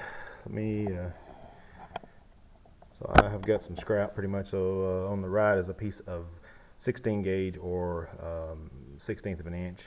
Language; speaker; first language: English; native; English